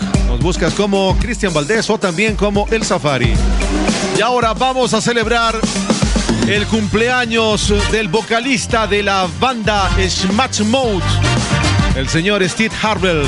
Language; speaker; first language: Spanish; native; Spanish